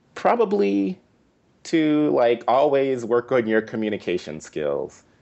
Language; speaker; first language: English; native; English